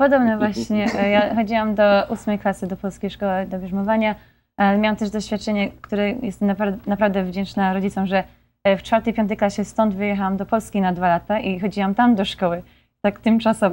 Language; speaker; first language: Polish; early bilingual, heritage; Polish